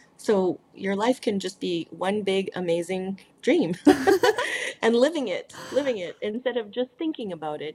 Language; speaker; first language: English; native; English